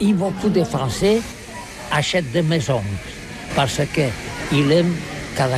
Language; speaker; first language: French; non-native, learner; Catalan